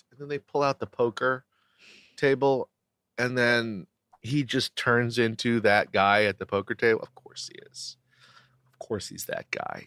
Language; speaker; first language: English; native; English